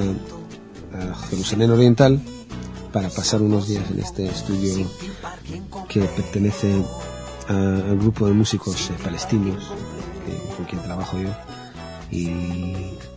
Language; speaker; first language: Spanish; non-native, fluent; Hebrew